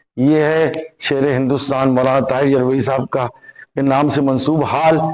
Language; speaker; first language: Urdu; native; Urdu